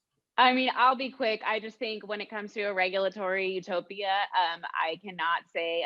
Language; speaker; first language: English; native; English